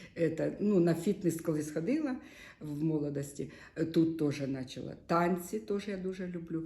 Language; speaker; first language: Ukrainian; non-native, local second language; Russian